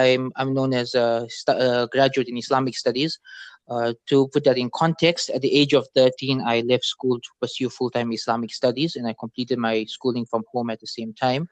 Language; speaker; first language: English; native; English